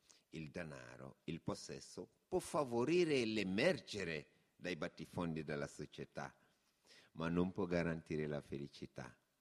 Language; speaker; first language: Italian; non-native, fluent; Wolof